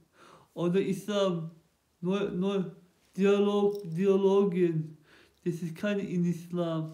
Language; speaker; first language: German; non-native, local second language; Turkish